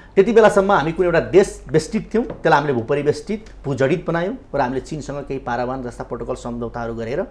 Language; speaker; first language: Nepali; native; Nepali